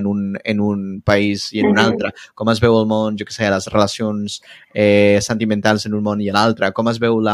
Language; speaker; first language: Catalan; non-native, fluent; Spanish